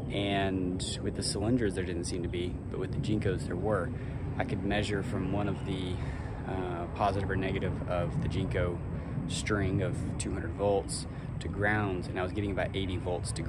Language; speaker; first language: English; native; English